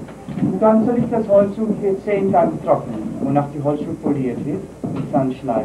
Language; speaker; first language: German; non-native, learner; Dutch